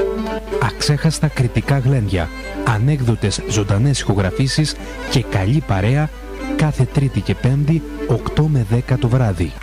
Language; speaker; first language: Greek; native; Greek